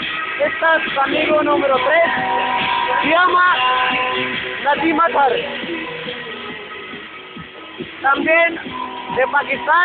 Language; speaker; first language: Spanish; non-native, learner; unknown